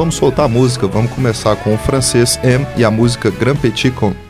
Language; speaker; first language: Portuguese; native; Portuguese